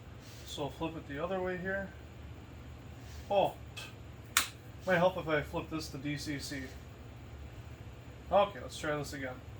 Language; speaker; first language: English; native; English